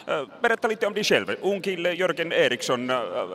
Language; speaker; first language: Swedish; non-native, fluent; Finnish